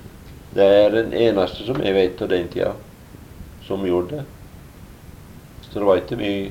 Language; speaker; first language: Norwegian; early bilingual, heritage; Norwegian